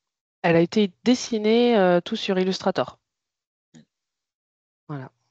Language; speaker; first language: French; native; French